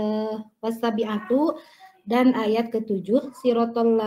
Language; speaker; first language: Indonesian; native; Indonesian